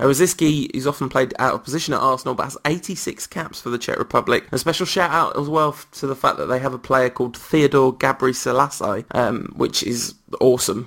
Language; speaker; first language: English; early bilingual, other home language; French